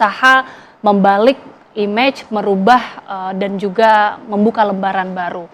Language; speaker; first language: Malay; native; Malay